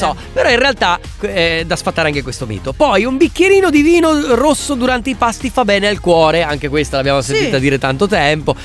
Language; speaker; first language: Italian; native; Italian